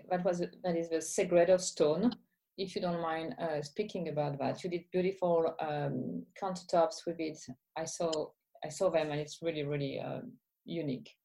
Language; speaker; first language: English; non-native, fluent; French